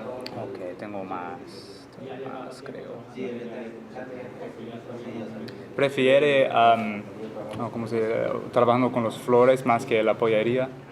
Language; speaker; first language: Spanish; non-native, learner; English